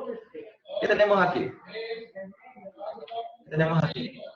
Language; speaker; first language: Spanish; native; Spanish